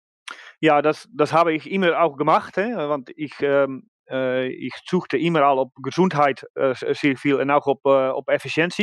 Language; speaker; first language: German; non-native, learner; Dutch